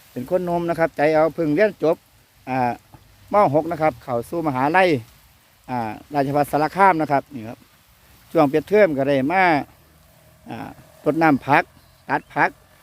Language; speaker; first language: Thai; non-native, local second language; Northeastern Thai